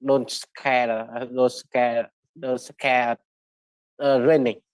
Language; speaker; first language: English; non-native, learner; Vietnamese